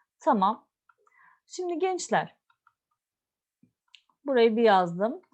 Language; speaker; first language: Turkish; native; Turkish